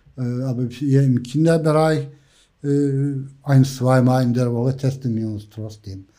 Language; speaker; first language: German; non-native, fluent; Turkish